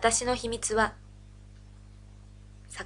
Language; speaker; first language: Japanese; native; Japanese